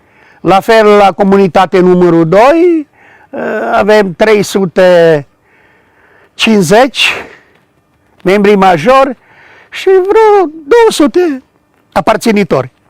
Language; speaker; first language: Romanian; non-native, local second language; Ukrainian